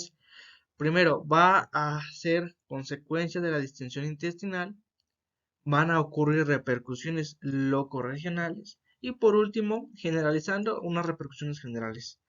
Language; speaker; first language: Spanish; native; Spanish